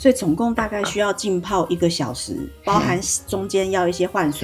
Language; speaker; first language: Chinese; native; Chinese